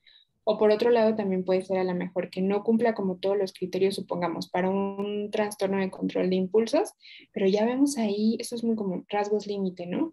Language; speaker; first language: Spanish; native; Spanish